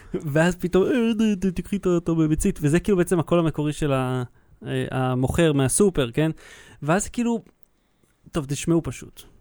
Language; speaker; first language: Hebrew; early bilingual, other home language; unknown